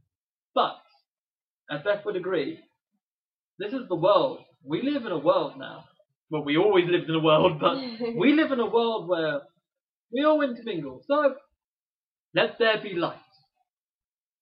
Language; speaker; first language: English; native; English